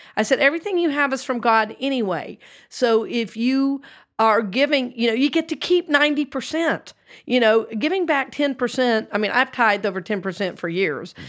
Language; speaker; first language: English; native; English